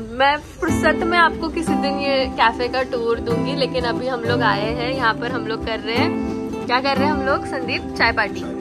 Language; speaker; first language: Hindi; non-native, local second language; Marathi